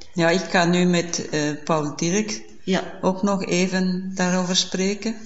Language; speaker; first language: Dutch; non-native, fluent; German